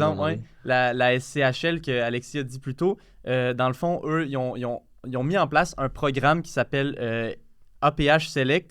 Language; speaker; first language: French; native; French